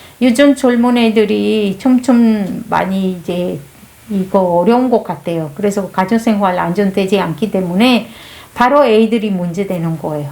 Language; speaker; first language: Korean; non-native, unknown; Spanish